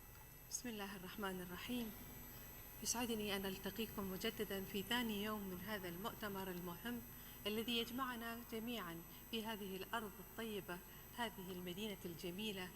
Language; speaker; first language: Arabic; native; Arabic